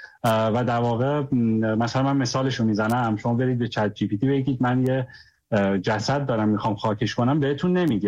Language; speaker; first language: Persian; native; Persian